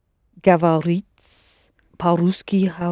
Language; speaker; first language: Russian; non-native, learner; English